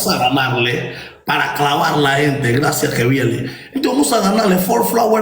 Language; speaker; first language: Spanish; native; Spanish